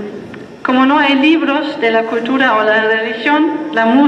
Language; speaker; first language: Spanish; non-native, fluent; German